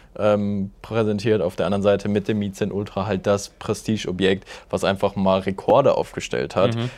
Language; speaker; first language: German; native; German